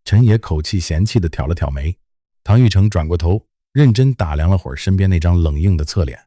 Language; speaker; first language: Chinese; native; Chinese